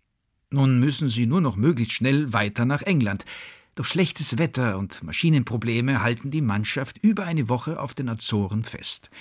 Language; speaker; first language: German; native; German